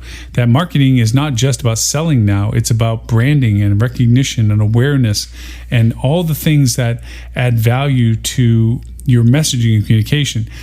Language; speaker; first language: English; native; English